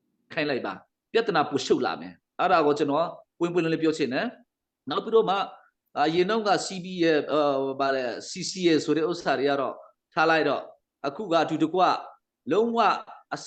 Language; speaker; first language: Burmese; non-native, local second language; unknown